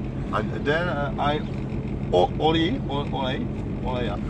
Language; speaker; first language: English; non-native, learner; Czech